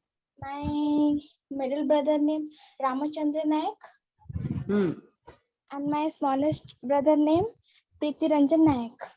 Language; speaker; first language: English; non-native, learner; Odia